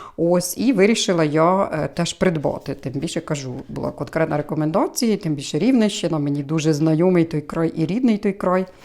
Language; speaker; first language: Ukrainian; native; Ukrainian